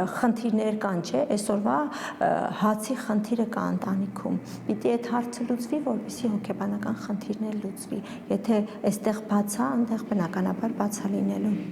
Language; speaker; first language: Armenian; native; Armenian